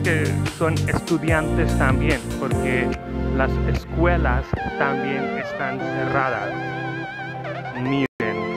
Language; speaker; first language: Spanish; non-native, fluent; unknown